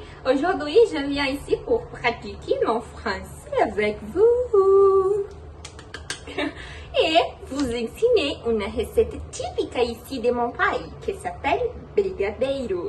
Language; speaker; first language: French; non-native, learner; Portuguese